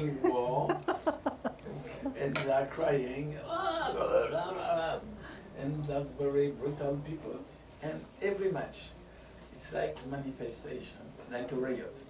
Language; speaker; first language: English; non-native, fluent; French